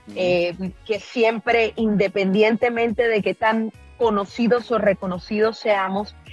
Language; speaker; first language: Spanish; native; Spanish